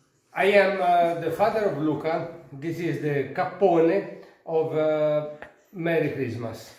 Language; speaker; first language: English; non-native, learner; Italian